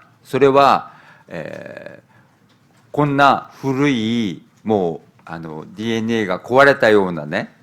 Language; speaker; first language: Japanese; native; Japanese